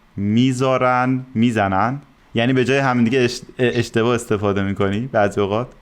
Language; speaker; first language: Persian; native; Persian